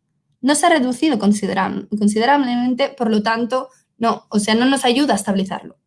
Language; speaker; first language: Spanish; native; Spanish